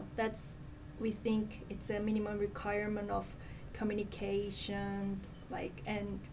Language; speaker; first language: English; non-native, fluent; Korean